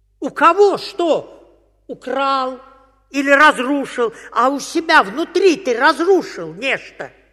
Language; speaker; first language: Russian; native; Russian